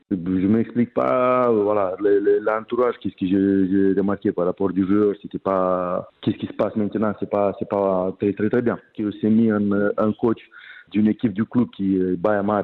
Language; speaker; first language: French; non-native, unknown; Romanian